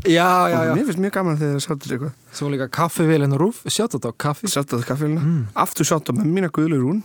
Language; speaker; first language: Icelandic; early bilingual, heritage; Icelandic